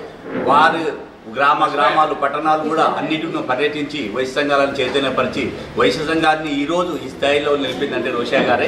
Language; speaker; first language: Telugu; native; Telugu